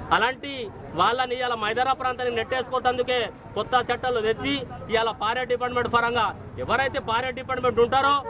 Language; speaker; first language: Telugu; non-native, local second language; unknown